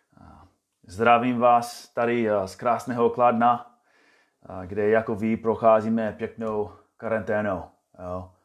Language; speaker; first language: Czech; non-native, fluent; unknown